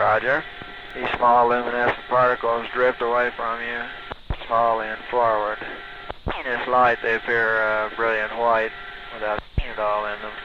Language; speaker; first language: English; native; English